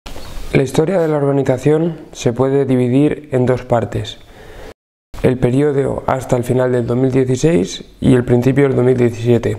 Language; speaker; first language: Spanish; non-native, fluent; Russian